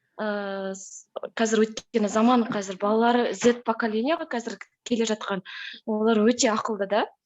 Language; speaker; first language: Kazakh; native; Kazakh